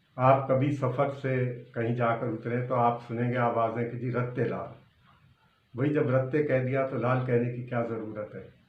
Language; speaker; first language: Urdu; native; Urdu